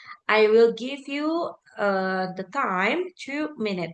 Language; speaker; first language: English; non-native, fluent; Indonesian